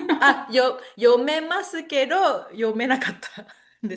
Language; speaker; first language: Japanese; non-native, fluent; Indonesian